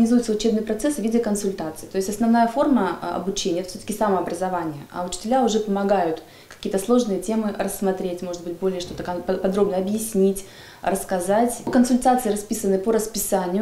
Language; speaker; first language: Russian; native; Russian